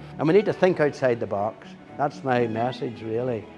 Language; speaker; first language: English; native; English